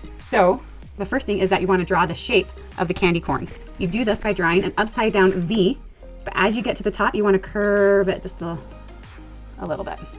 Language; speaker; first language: English; native; English